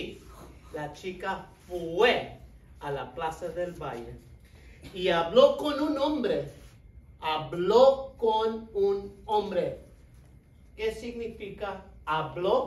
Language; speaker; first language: Spanish; non-native, fluent; English